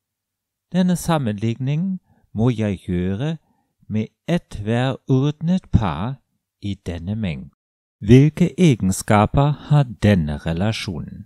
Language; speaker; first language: Norwegian; non-native, fluent; German